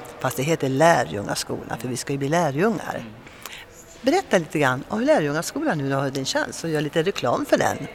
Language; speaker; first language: Swedish; native; Swedish